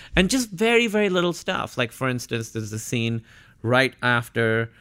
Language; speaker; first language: English; non-native, local second language; Urdu